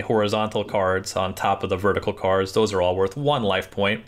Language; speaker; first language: English; native; English